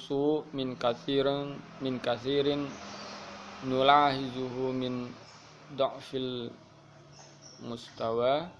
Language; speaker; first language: Arabic; non-native, learner; Indonesian